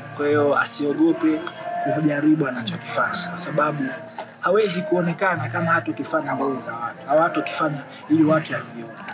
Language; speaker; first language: Swahili; native; Swahili